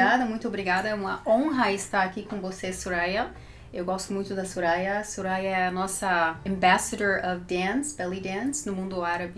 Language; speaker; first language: Portuguese; early bilingual, heritage; Portuguese